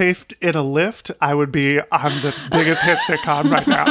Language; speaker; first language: English; native; English